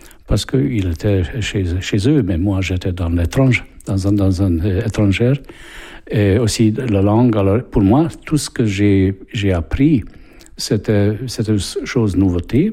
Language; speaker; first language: French; non-native, fluent; Hungarian